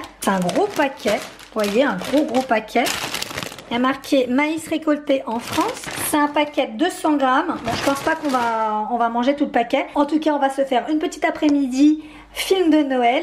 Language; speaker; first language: French; native; French